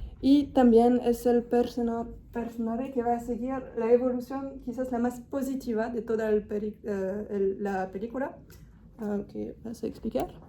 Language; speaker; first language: Spanish; non-native, fluent; French